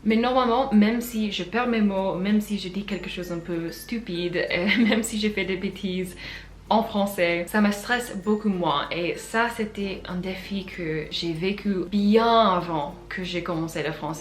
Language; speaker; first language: French; non-native, fluent; English